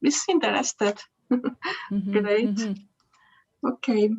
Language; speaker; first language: English; non-native, learner; Spanish